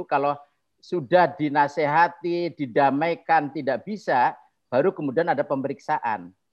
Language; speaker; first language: Indonesian; non-native, local second language; Javanese